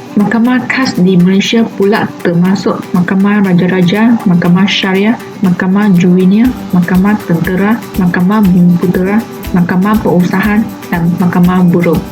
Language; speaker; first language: Malay; non-native, local second language; Chinese